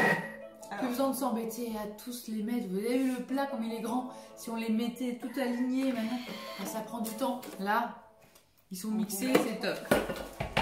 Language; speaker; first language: French; native; French